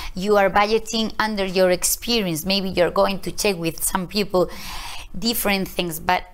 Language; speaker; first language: English; non-native, learner; Spanish